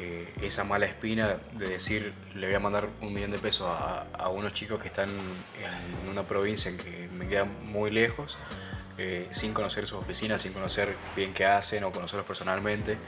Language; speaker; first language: Spanish; native; Spanish